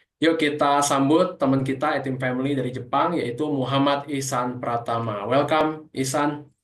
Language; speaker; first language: Indonesian; native; Indonesian